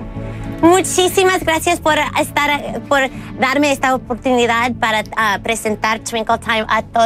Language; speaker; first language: Spanish; early bilingual, heritage; English